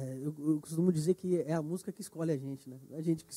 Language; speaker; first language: Portuguese; native; Portuguese